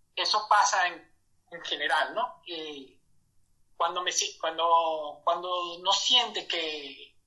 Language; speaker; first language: Spanish; native; Spanish